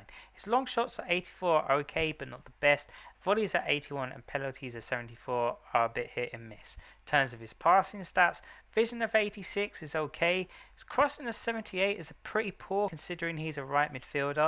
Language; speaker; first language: English; native; English